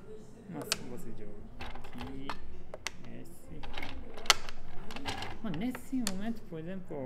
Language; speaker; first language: Portuguese; non-native, learner; Japanese